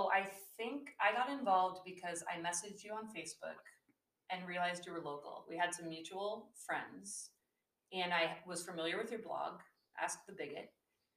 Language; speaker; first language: English; native; English